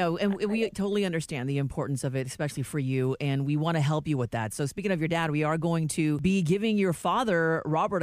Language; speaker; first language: English; native; English